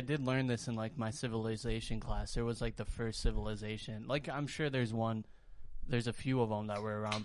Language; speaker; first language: English; native; English